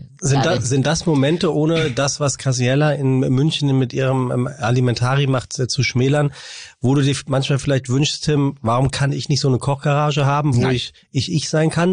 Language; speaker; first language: German; native; German